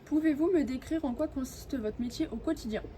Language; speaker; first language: French; native; French